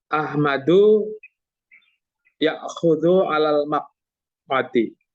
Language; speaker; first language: Arabic; non-native, learner; Indonesian